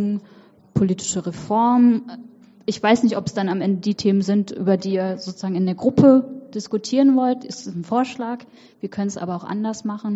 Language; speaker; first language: German; native; German